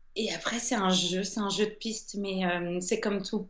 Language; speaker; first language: French; native; French